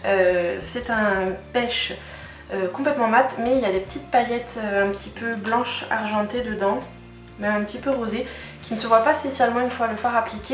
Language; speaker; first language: French; native; French